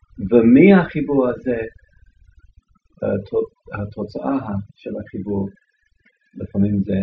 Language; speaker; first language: Hebrew; non-native, fluent; English